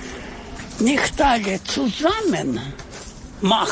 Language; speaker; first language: German; non-native, learner; Russian